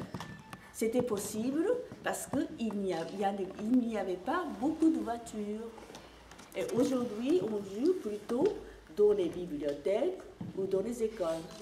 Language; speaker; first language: French; non-native, fluent; Japanese